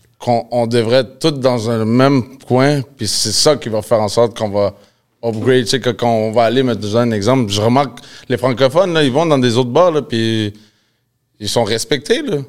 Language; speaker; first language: French; early bilingual, other home language; Spanish